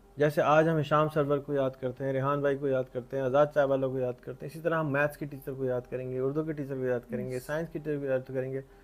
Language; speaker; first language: Urdu; native; Urdu